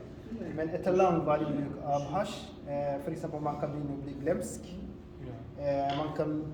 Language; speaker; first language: Norwegian; non-native, fluent; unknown